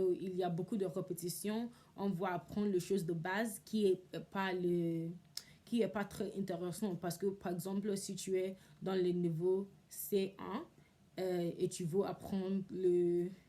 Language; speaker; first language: French; non-native, learner; English